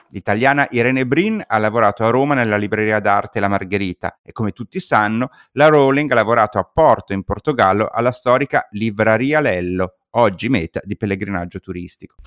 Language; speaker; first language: Italian; native; Italian